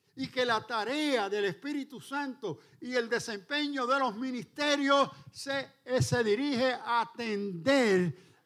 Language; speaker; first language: Spanish; early bilingual, heritage; Spanish